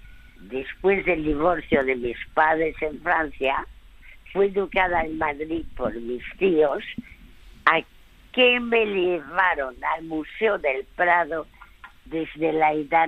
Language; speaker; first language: Spanish; early bilingual, other home language; French